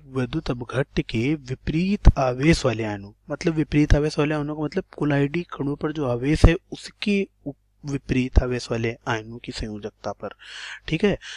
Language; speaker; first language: Hindi; native; Hindi